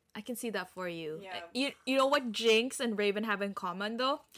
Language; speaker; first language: English; non-native, local second language; Filipino